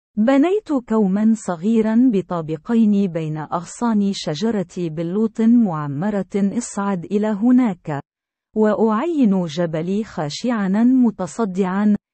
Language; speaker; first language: Arabic; non-native, local second language; Central Kurdish